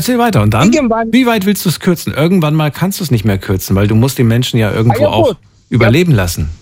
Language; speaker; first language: German; native; German